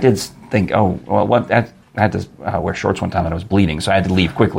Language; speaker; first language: English; native; English